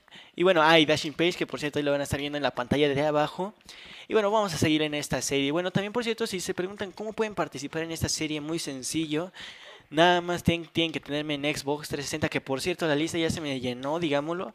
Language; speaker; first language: Spanish; native; Spanish